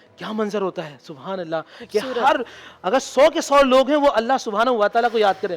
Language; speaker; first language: Urdu; native; Urdu